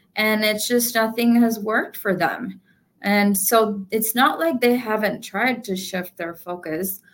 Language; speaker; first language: English; non-native, local second language; Gujarati